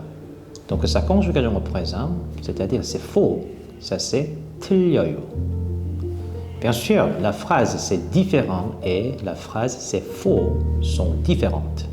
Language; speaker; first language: French; non-native, fluent; Korean